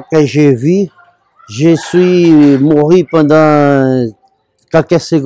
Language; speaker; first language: French; non-native, learner; Portuguese